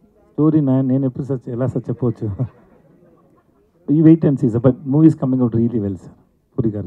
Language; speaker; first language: Telugu; non-native, learner; Tamil